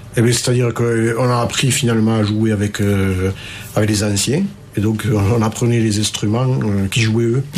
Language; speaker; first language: French; native; French